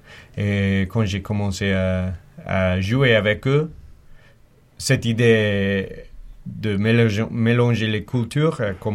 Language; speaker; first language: French; non-native, fluent; English